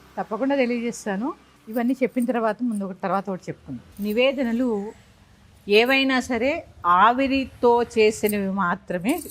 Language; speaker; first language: Telugu; native; Telugu